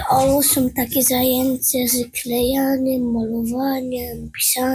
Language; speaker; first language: Polish; early bilingual, heritage; Polish